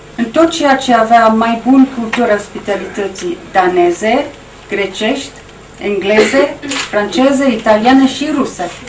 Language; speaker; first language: Romanian; non-native, fluent; English